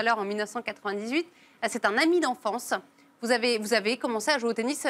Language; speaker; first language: French; native; French